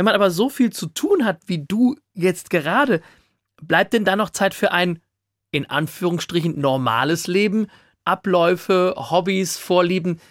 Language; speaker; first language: German; native; German